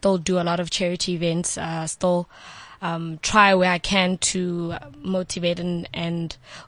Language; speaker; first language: English; non-native, local second language; Northern Sotho